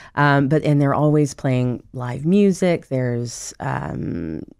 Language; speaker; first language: English; native; English